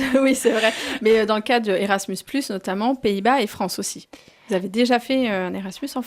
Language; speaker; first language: French; native; French